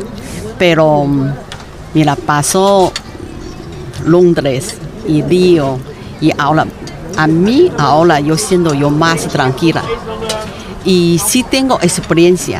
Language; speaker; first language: Spanish; non-native, learner; Chinese